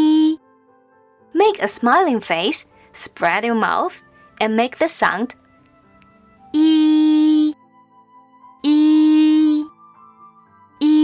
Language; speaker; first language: English; non-native, fluent; Chinese